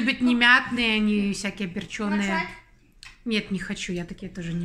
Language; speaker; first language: Russian; native; Russian